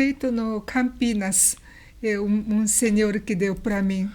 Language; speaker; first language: Portuguese; non-native, learner; Japanese